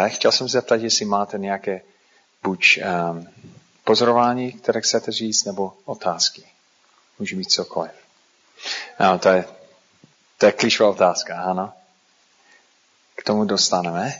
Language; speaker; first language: Czech; non-native, fluent; English